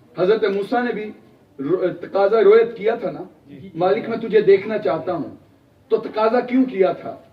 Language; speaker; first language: Urdu; non-native, local second language; Punjabi